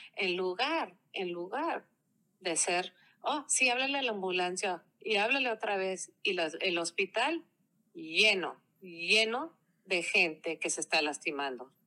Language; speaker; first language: Spanish; early bilingual, heritage; Spanish